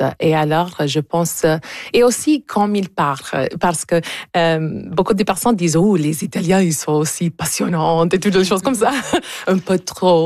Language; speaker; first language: French; non-native, local second language; English